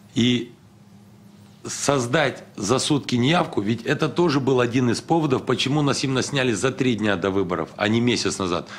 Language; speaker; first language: Russian; non-native, local second language; Romanian